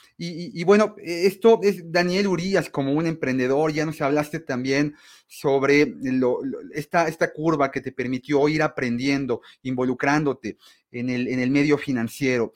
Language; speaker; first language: Spanish; native; Spanish